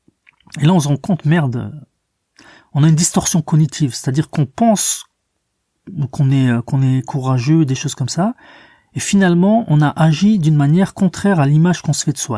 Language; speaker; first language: French; native; French